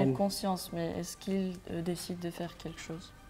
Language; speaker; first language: French; non-native, fluent; Armenian